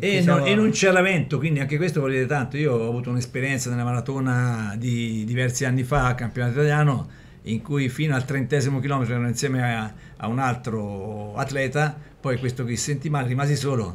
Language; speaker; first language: Italian; native; Italian